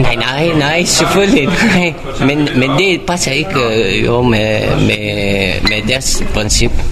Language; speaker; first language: Danish; non-native, learner; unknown